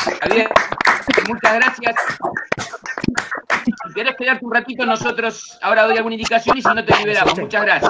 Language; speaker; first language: Spanish; native; Spanish